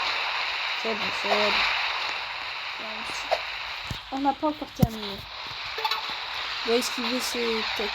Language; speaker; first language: French; native; French